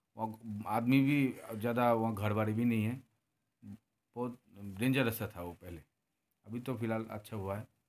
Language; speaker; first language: Hindi; non-native, local second language; Bangla